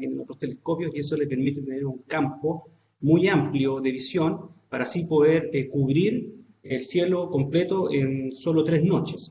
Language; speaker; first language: Spanish; native; Spanish